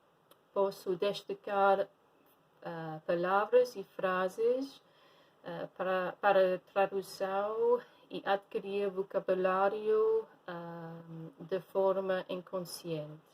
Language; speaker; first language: Portuguese; non-native, fluent; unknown